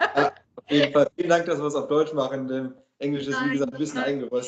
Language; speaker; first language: German; native; German